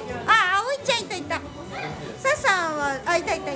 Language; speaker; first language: Japanese; native; Japanese